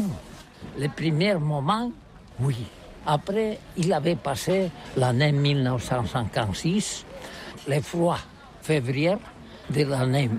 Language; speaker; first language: French; non-native, learner; Catalan